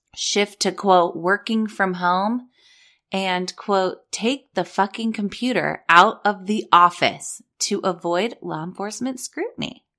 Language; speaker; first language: English; native; English